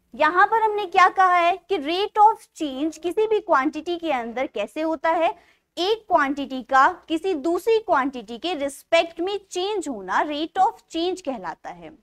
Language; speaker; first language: Hindi; native; Hindi